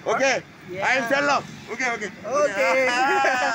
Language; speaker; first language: English; non-native, learner; Korean